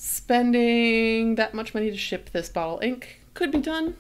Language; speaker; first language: English; native; English